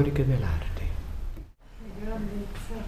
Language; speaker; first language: Italian; non-native, learner; English